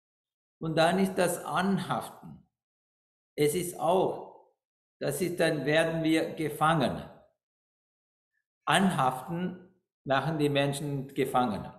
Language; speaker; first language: German; non-native, learner; Sinhala